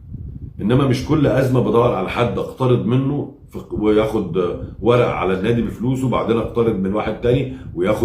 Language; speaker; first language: Arabic; native; Arabic